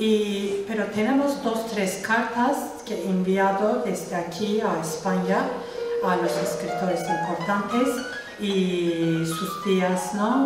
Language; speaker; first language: Spanish; non-native, fluent; Turkish